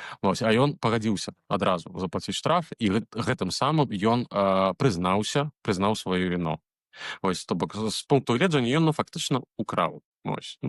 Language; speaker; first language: Belarusian; native; Belarusian